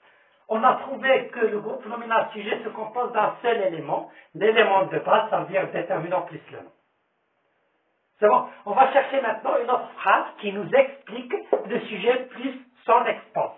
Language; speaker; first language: French; non-native, local second language; Arabic